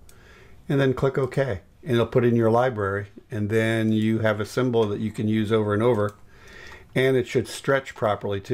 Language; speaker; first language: English; native; English